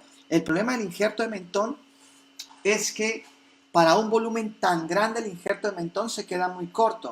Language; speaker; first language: Spanish; native; Spanish